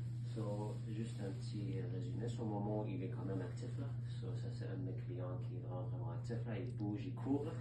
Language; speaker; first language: French; native; French